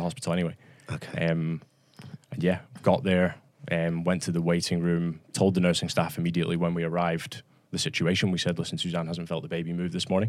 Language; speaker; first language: English; native; English